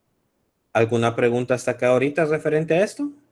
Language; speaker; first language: Spanish; native; Spanish